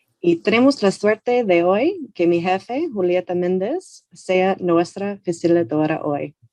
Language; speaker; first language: Spanish; non-native, fluent; English